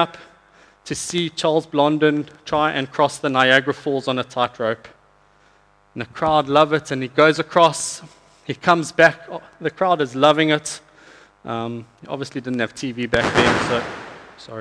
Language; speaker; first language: English; native; English